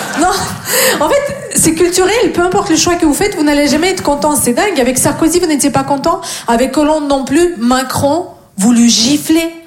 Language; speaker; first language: French; non-native, fluent; Russian